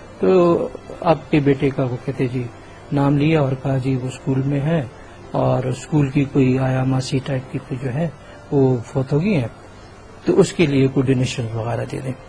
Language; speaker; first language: Urdu; non-native, local second language; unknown